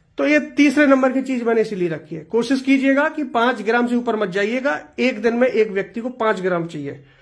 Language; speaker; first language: Hindi; non-native, local second language; Gujarati